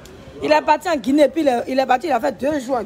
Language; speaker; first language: French; native; French